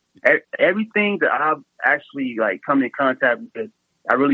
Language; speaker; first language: English; native; English